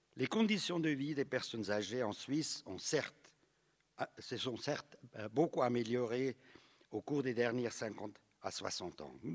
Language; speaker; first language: French; native; French